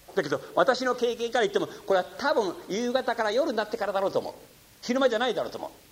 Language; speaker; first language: Japanese; non-native, fluent; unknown